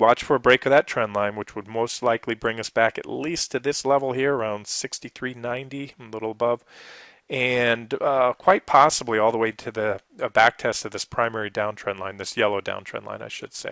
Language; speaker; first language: English; native; English